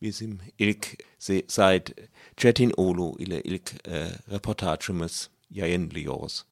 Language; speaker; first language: Turkish; non-native, learner; German